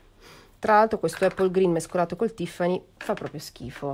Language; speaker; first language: Italian; native; Italian